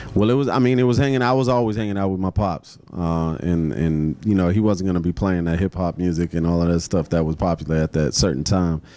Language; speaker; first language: English; native; English